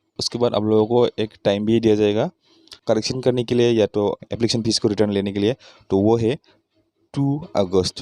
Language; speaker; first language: Hindi; non-native, local second language; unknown